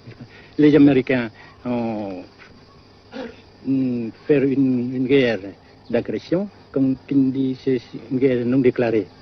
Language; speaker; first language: French; non-native, fluent; Vietnamese